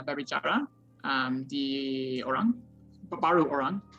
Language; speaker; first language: Indonesian; non-native, learner; English